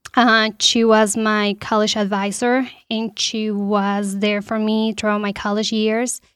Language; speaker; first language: English; non-native, fluent; Spanish